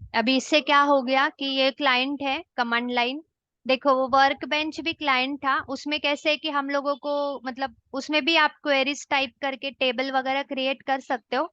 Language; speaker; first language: Hindi; non-native, local second language; Marathi